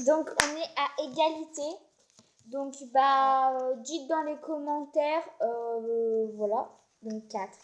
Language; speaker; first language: French; native; French